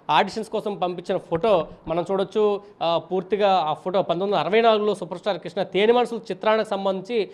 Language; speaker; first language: Telugu; native; Telugu